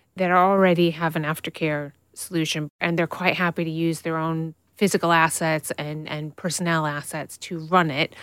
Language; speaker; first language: English; native; English